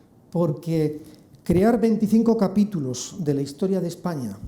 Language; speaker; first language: Spanish; native; Spanish